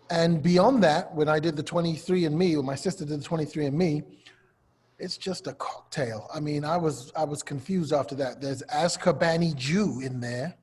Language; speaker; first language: English; native; English